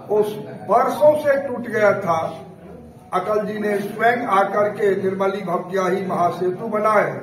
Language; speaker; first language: Hindi; native; Hindi